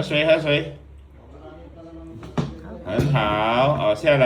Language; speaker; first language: Chinese; non-native, learner; Filipino